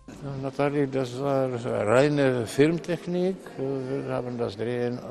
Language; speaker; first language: German; non-native, learner; Czech